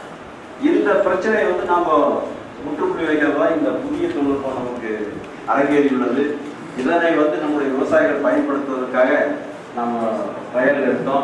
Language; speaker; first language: Tamil; native; Tamil